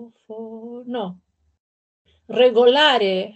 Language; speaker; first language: Italian; non-native, learner; Spanish